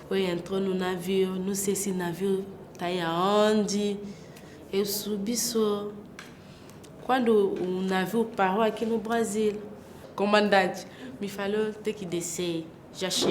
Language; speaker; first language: Portuguese; non-native, learner; French